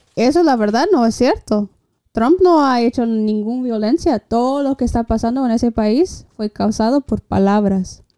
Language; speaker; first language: Spanish; non-native, fluent; English